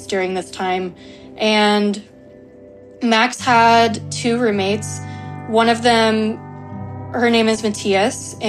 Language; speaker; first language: English; native; English